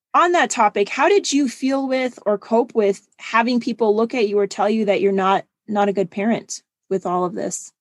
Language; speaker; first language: English; non-native, fluent; German